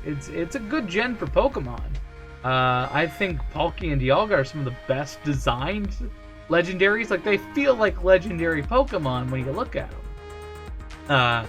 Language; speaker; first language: English; native; English